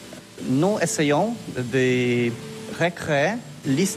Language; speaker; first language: French; non-native, learner; Polish